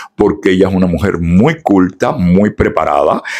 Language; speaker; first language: Spanish; native; Spanish